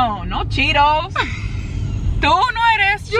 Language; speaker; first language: Spanish; early bilingual, heritage; Spanish